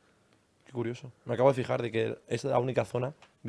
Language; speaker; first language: Spanish; native; Spanish